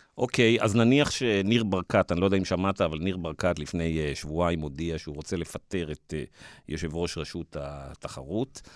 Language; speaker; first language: Hebrew; native; Hebrew